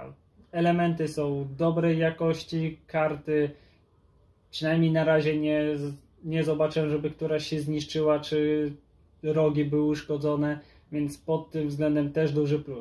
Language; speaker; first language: Polish; native; Polish